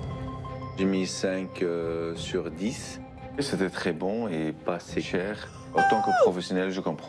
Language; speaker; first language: French; non-native, fluent; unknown